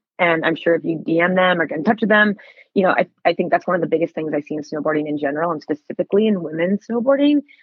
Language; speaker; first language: English; native; English